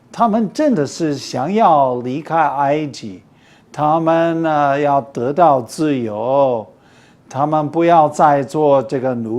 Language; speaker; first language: Chinese; non-native, fluent; English